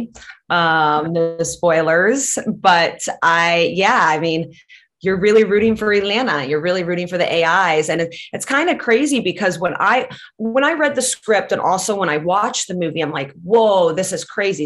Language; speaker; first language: English; non-native, fluent; Latvian